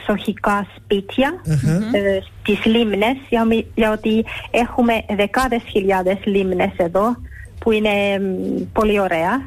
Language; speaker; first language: Greek; early bilingual, heritage; Finnish